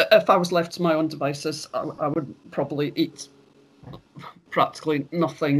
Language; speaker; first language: English; native; English